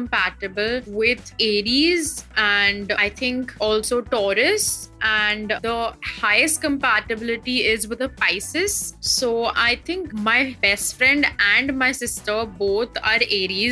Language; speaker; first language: English; non-native, local second language; Hindi